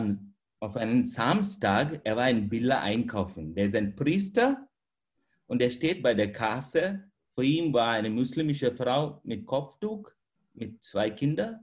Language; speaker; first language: German; non-native, fluent; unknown